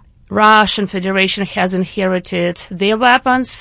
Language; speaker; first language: English; non-native, fluent; Ukrainian